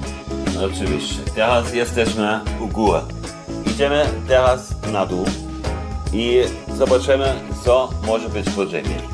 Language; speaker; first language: Polish; non-native, fluent; German